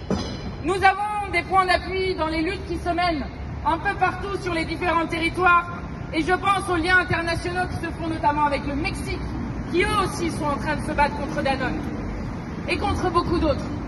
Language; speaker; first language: French; native; French